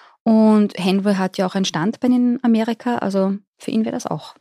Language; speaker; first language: German; native; German